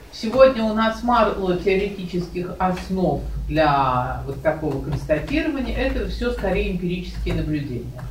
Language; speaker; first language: Russian; native; Russian